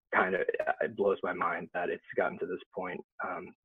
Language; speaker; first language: English; native; English